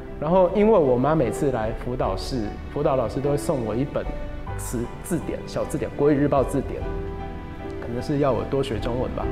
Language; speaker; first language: Chinese; non-native, local second language; Min Nan Chinese